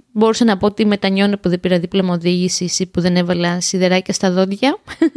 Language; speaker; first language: Greek; native; Greek